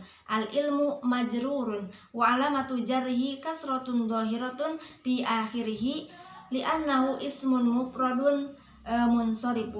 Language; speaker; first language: Arabic; non-native, learner; Indonesian